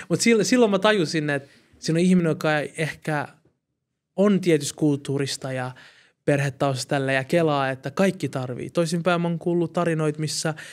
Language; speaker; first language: Finnish; early bilingual, other home language; Somali